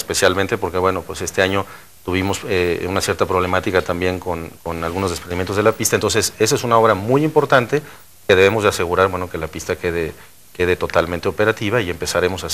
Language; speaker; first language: Spanish; native; Spanish